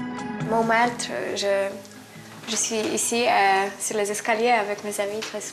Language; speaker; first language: French; non-native, fluent; Polish